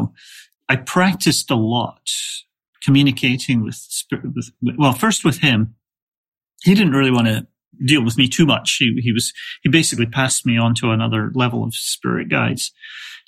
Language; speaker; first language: English; native; English